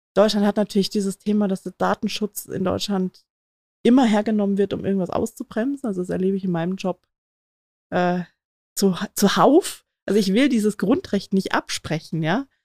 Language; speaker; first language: German; native; German